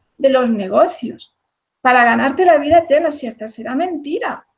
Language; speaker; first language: Spanish; native; Spanish